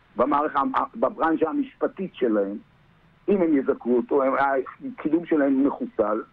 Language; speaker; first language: Hebrew; native; Hebrew